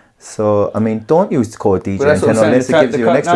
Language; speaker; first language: English; native; English